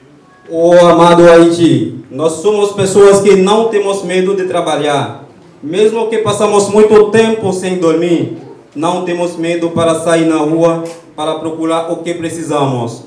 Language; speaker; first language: Portuguese; non-native, learner; Haitian Creole